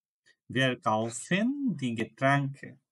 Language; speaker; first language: German; non-native, fluent; Bangla